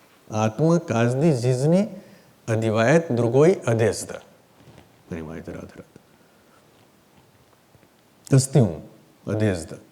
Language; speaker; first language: Russian; non-native, learner; Hindi